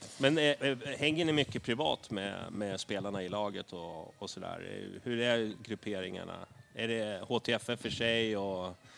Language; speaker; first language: Swedish; native; Swedish